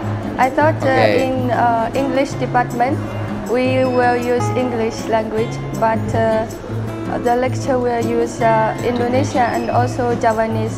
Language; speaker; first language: English; non-native, learner; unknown